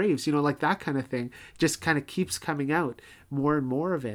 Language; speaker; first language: English; native; English